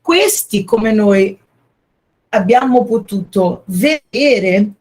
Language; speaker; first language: Italian; non-native, fluent; Portuguese